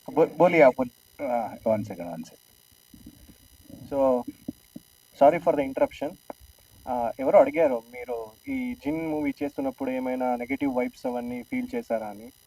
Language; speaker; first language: Telugu; native; Telugu